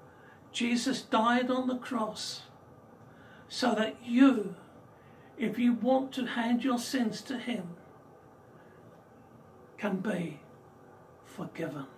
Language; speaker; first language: English; native; English